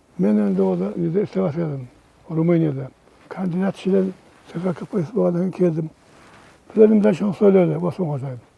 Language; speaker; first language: Uzbek; non-native, local second language; Kara-Kalpak